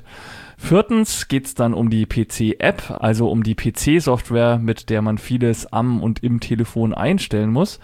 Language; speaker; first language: German; native; German